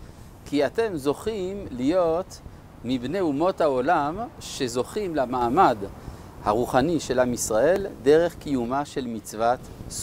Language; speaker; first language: Hebrew; non-native, fluent; French